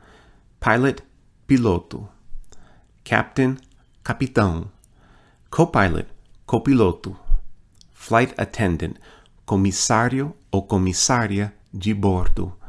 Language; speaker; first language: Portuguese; non-native, fluent; English